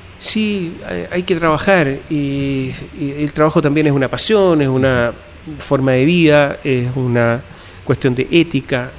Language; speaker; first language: Spanish; native; Spanish